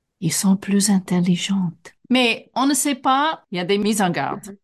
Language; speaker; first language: French; non-native, fluent; English